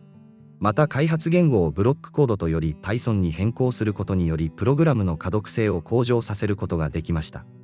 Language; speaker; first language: Japanese; native; Japanese